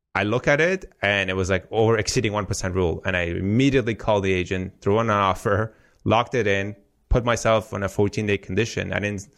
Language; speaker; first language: English; early bilingual, heritage; Persian